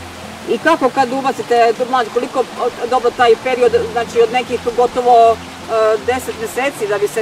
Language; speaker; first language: Croatian; native; Croatian